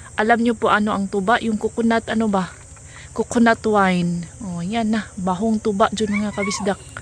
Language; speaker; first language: Filipino; non-native, local second language; Cebuano